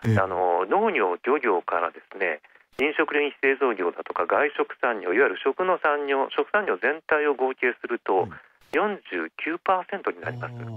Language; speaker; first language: Japanese; native; Japanese